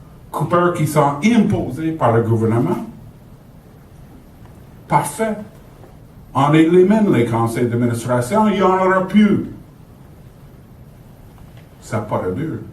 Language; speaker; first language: French; native; French